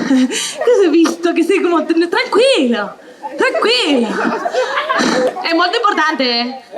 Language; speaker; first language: Italian; non-native, learner; Spanish